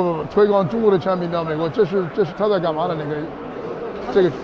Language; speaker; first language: Chinese; non-native, fluent; English